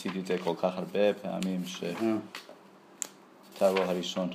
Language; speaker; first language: Hebrew; non-native, learner; English